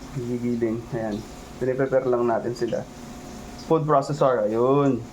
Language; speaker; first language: Filipino; native; Filipino